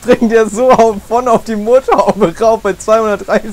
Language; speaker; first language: German; native; German